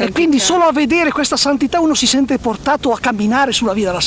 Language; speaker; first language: Italian; native; Italian